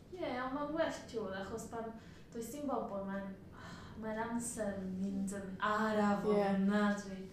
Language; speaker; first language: Welsh; non-native, learner; Spanish